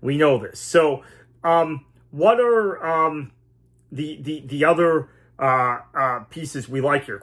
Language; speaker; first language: English; native; English